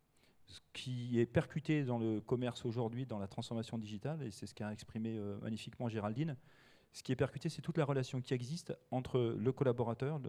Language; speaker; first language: French; native; French